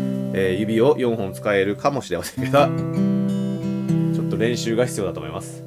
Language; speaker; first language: Japanese; native; Japanese